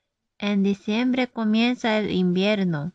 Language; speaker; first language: Spanish; non-native, fluent; Japanese